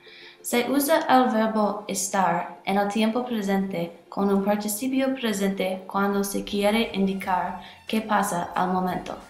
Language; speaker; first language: Spanish; non-native, learner; English